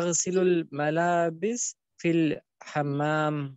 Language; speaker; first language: Arabic; non-native, learner; German